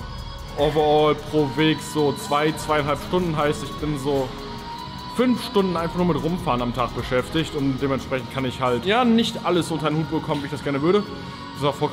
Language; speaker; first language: German; native; German